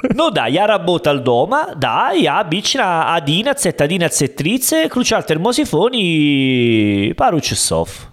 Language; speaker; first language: Russian; non-native, learner; Italian